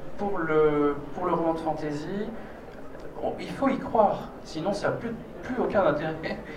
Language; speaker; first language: French; native; French